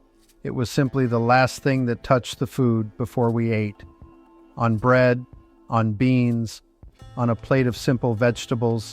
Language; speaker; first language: English; non-native, fluent; Italian